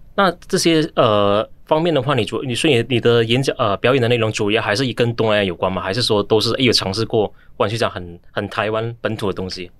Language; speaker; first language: Chinese; native; Chinese